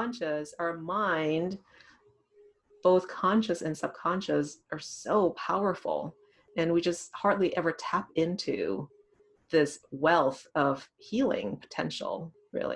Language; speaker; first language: English; non-native, fluent; Thai